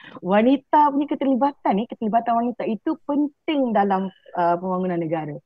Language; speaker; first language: Malay; native; Malay